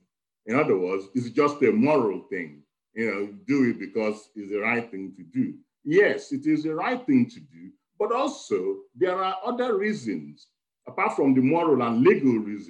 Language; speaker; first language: English; non-native, local second language; Igbo